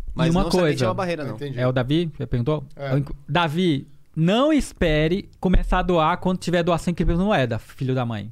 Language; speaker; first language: Portuguese; native; Portuguese